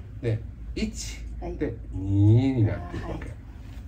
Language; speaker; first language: Japanese; native; Japanese